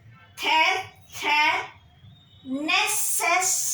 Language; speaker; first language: French; non-native, fluent; Bangla